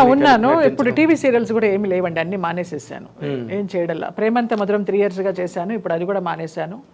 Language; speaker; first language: Telugu; native; Telugu